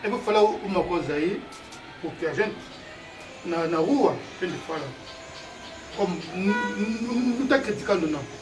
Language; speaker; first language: Portuguese; non-native, learner; Lingala